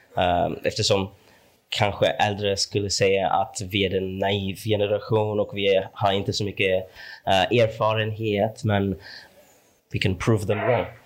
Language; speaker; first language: Swedish; non-native, fluent; English